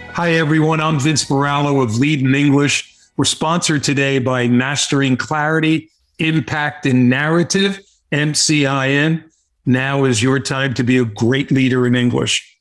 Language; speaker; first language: English; native; English